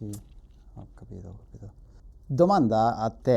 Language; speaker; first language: Italian; non-native, learner; Japanese